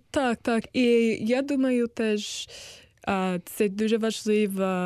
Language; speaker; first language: Ukrainian; non-native, learner; English